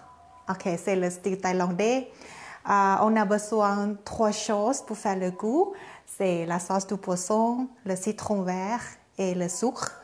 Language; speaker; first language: French; non-native, learner; Thai